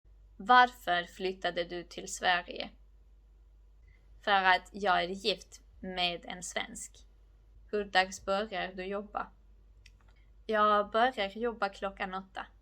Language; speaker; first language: Swedish; non-native, fluent; Georgian